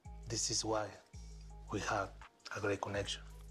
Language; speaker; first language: English; non-native, learner; Spanish